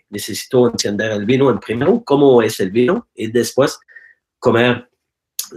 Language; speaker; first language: Spanish; non-native, learner; French